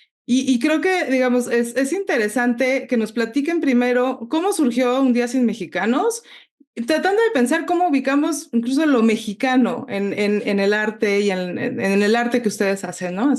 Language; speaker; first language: Spanish; native; Spanish